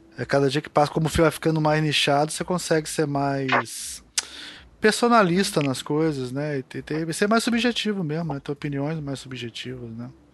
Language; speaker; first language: Portuguese; native; Portuguese